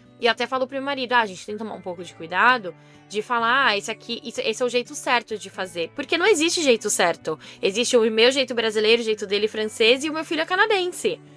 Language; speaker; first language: Portuguese; native; Portuguese